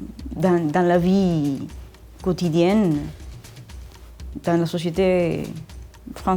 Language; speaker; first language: French; non-native, fluent; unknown